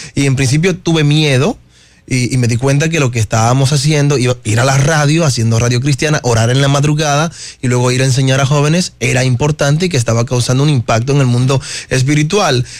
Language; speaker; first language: Spanish; native; Spanish